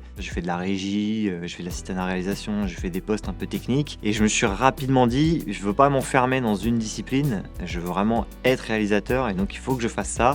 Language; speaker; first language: French; native; French